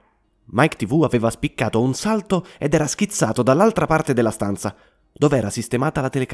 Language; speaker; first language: Italian; native; Italian